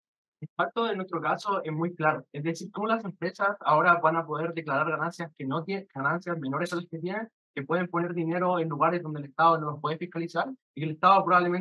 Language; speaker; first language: Spanish; native; Spanish